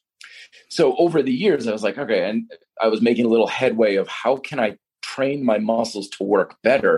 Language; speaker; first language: English; native; English